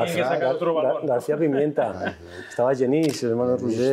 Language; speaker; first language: Spanish; early bilingual, other home language; Catalan